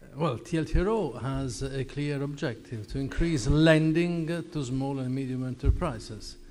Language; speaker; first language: English; non-native, fluent; Italian